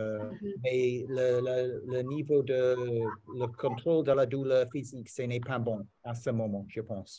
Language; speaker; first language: French; non-native, learner; English